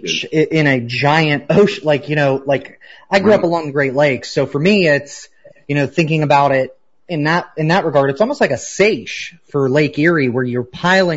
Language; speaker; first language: English; native; English